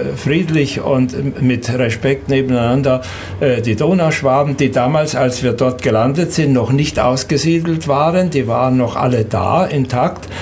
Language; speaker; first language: German; native; German